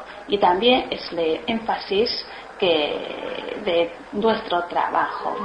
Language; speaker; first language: Spanish; non-native, learner; Chinese